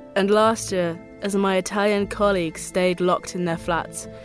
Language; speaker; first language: English; native; English